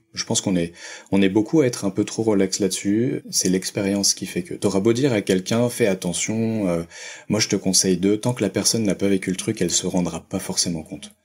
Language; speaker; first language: French; native; French